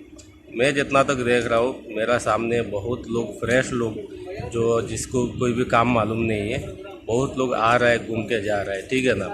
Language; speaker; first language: Hindi; non-native, local second language; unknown